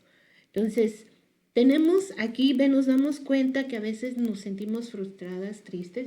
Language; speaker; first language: Spanish; native; Spanish